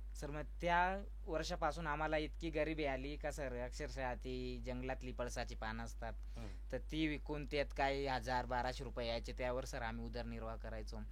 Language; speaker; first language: Marathi; non-native, local second language; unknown